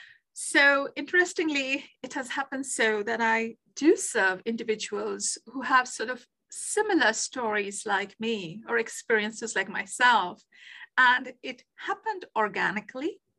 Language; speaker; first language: English; non-native, local second language; Bangla